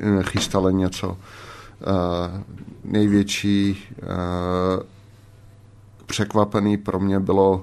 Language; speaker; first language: Czech; non-native, fluent; Dutch